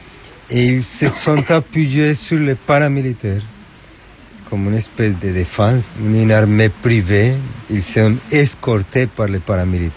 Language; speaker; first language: French; non-native, fluent; Spanish